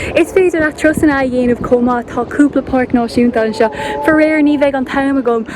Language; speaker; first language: Irish; native; Irish